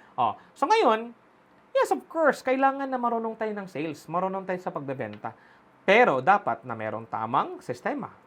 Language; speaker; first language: Filipino; non-native, local second language; Cebuano